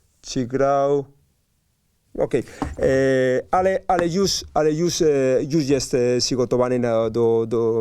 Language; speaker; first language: Polish; non-native, learner; Spanish